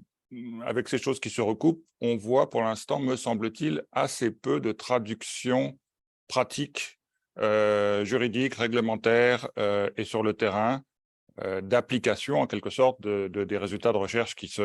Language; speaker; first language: French; native; French